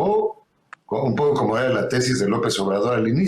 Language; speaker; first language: Spanish; native; Spanish